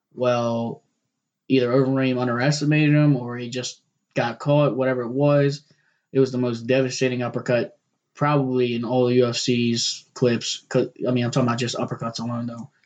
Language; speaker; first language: English; native; English